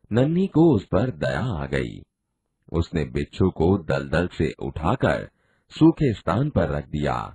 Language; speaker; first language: Hindi; non-native, local second language; Gujarati